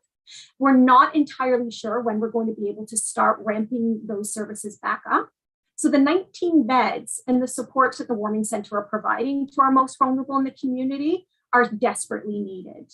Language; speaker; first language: English; native; English